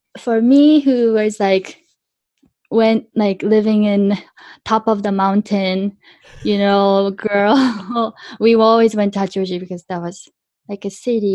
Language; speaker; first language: English; early bilingual, other home language; Japanese